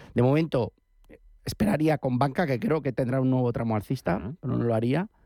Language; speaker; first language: Spanish; native; Spanish